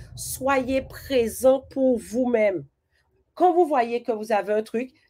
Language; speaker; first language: French; native; French